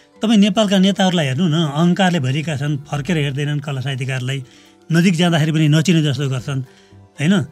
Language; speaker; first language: Nepali; native; Nepali